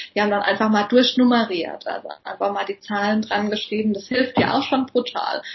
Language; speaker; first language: German; native; German